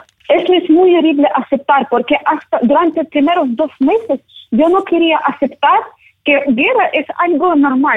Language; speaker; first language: Spanish; non-native, learner; Ukrainian